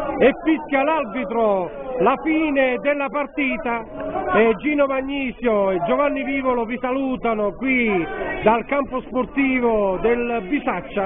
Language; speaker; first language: Italian; native; Italian